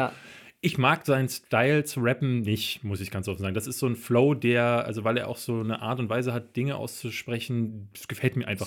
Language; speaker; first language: German; native; German